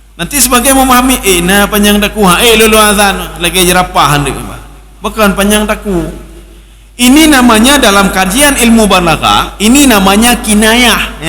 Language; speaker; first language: Malay; non-native, local second language; Achinese